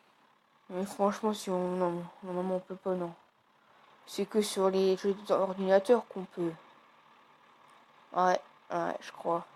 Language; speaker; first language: French; native; French